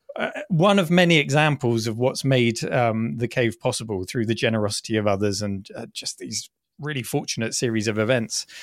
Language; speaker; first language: English; native; English